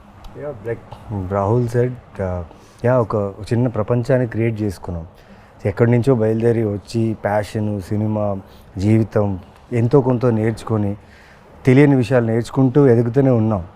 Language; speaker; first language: Telugu; native; Telugu